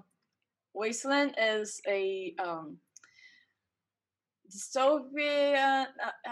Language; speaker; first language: English; non-native, fluent; Portuguese